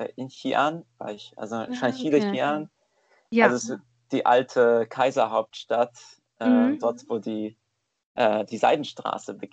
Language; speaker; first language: German; native; German